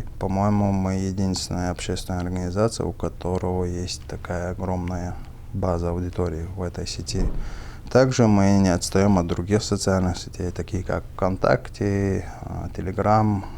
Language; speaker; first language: Russian; non-native, local second language; Chechen